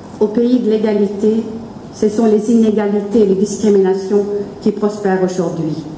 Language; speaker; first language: French; non-native, fluent; Norwegian